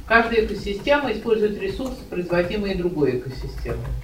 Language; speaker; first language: Russian; native; Russian